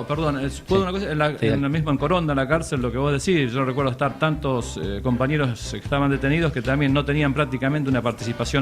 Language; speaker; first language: Spanish; native; Spanish